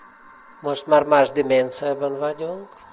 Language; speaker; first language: Hungarian; non-native, fluent; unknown